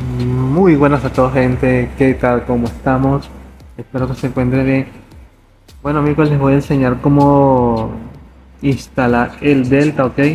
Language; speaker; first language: Spanish; non-native, fluent; Portuguese